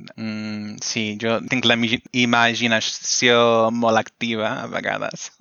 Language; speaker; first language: Catalan; non-native, fluent; English